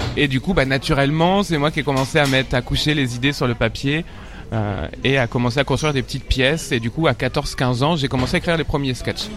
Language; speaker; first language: French; native; French